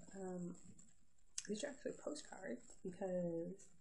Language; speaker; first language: English; native; English